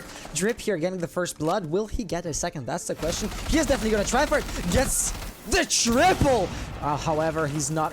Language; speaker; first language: English; non-native, local second language; French